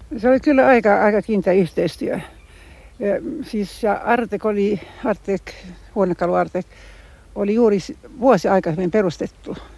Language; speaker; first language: Finnish; non-native, local second language; Swedish